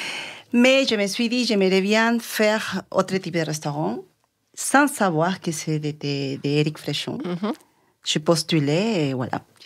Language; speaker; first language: French; non-native, fluent; Spanish